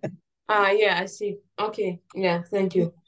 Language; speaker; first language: English; non-native, fluent; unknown